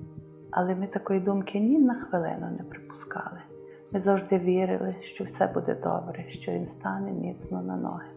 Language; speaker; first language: Ukrainian; native; Ukrainian